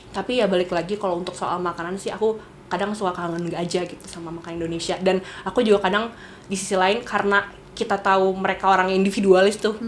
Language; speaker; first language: Indonesian; native; Indonesian